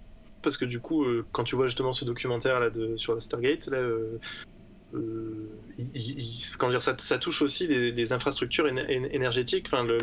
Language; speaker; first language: French; native; French